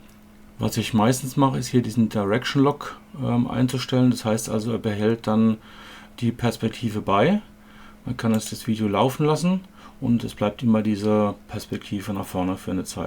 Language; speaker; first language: German; native; German